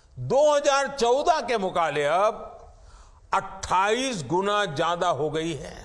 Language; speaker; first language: Hindi; non-native, local second language; Gujarati